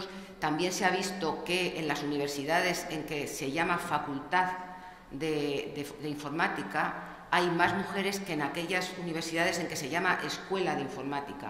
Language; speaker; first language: Spanish; native; Spanish